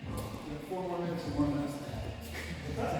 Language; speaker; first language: English; native; English